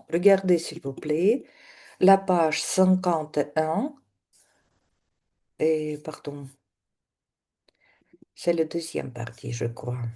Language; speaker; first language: French; non-native, fluent; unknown